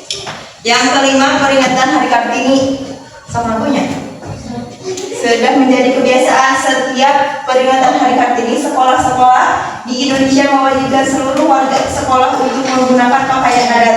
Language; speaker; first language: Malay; non-native, local second language; Sundanese